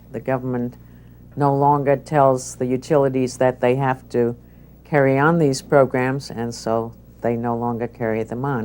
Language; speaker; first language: English; native; English